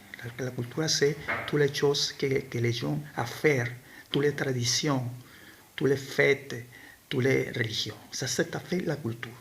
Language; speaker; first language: French; non-native, learner; Spanish